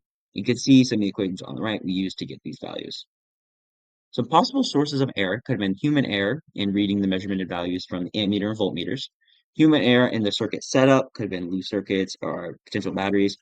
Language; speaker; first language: English; native; English